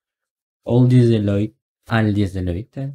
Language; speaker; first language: German; non-native, learner; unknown